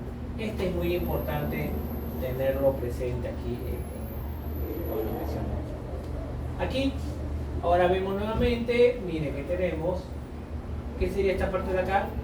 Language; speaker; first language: Spanish; native; Spanish